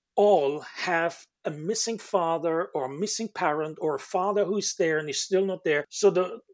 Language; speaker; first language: English; non-native, fluent; German